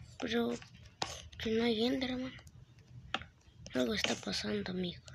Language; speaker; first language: Spanish; early bilingual, heritage; Spanish